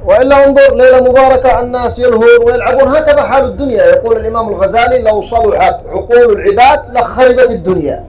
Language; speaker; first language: Arabic; native; Arabic